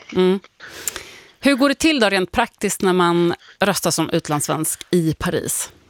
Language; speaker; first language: Swedish; native; Swedish